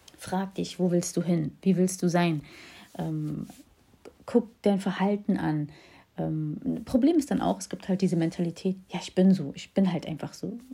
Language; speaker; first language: German; early bilingual, other home language; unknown